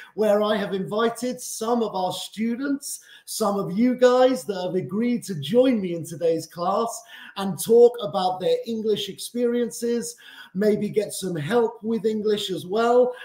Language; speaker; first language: English; native; English